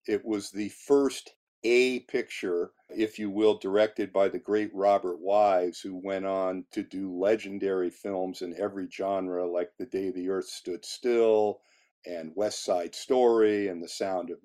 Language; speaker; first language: English; native; English